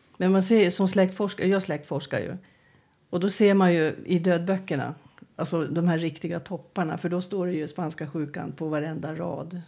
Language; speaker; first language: Swedish; native; Swedish